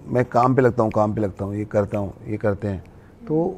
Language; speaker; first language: Hindi; native; Hindi